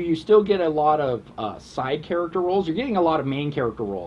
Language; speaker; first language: English; native; English